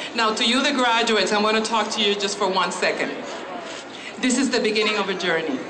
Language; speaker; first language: English; non-native, fluent; Spanish